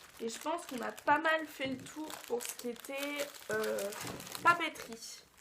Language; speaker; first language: French; early bilingual, other home language; Portuguese